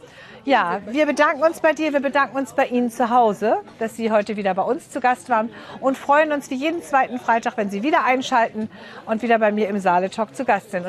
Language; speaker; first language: German; native; German